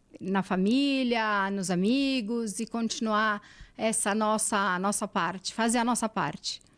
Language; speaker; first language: Portuguese; native; Portuguese